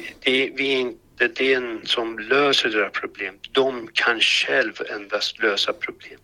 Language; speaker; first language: Swedish; non-native, fluent; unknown